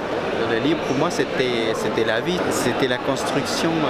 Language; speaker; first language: French; non-native, fluent; Spanish